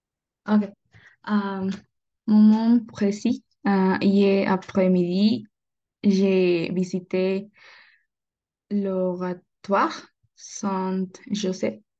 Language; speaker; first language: French; non-native, learner; Spanish